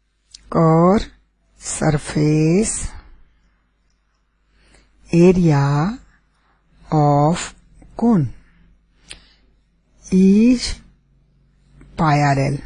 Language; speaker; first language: English; non-native, local second language; Gujarati